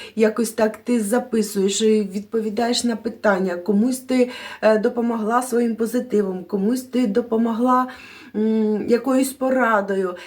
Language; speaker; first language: Ukrainian; non-native, local second language; Russian